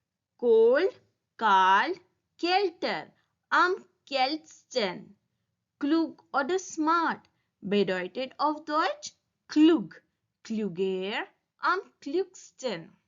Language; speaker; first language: German; non-native, learner; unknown